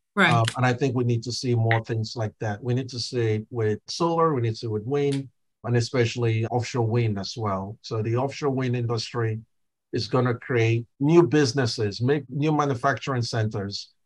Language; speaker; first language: English; non-native, local second language; Igbo